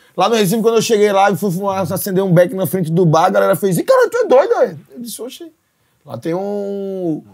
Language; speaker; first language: Portuguese; native; Portuguese